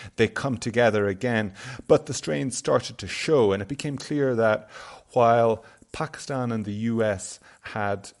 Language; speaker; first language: English; native; English